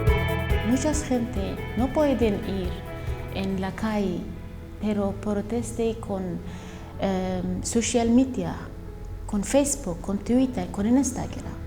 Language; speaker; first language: Spanish; non-native, learner; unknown